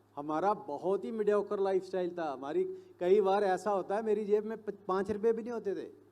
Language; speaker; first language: Hindi; non-native, local second language; Punjabi